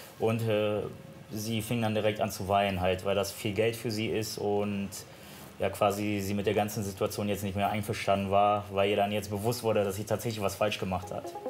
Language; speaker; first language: German; native; German